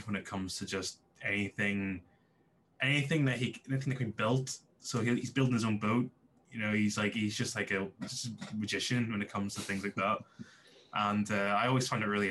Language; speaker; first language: English; native; English